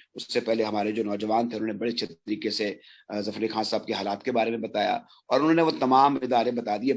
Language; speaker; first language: Urdu; non-native, local second language; Punjabi